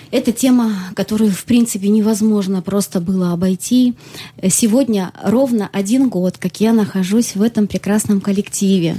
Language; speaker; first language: Russian; native; Russian